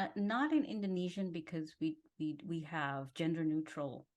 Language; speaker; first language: English; non-native, fluent; Indonesian